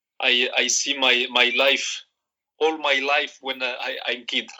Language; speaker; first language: English; non-native, learner; Arabic